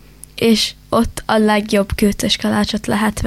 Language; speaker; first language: Hungarian; early bilingual, heritage; Hungarian